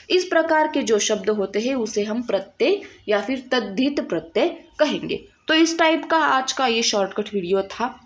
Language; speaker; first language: Hindi; non-native, local second language; Marathi